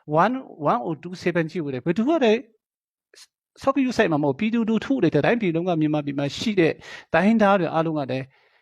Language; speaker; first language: Burmese; non-native, local second language; Kachin